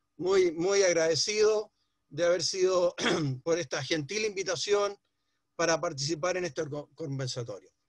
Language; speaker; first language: Spanish; early bilingual, other home language; Ladino